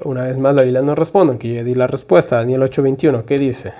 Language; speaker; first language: Spanish; native; Spanish